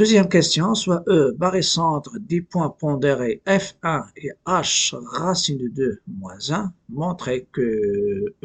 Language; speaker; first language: French; non-native, local second language; Arabic